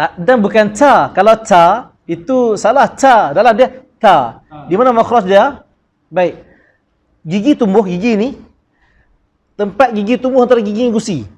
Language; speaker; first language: Malay; native; Malay